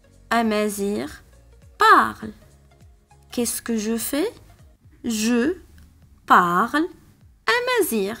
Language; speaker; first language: French; non-native, local second language; Arabic